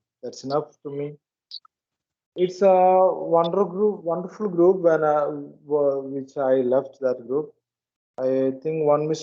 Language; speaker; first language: English; non-native, learner; Malayalam